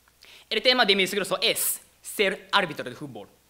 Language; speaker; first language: Spanish; non-native, learner; Japanese